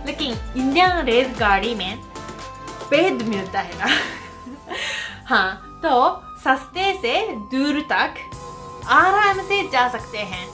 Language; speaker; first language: Hindi; non-native, fluent; Japanese